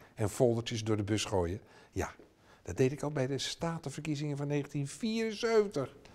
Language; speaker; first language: Dutch; native; Dutch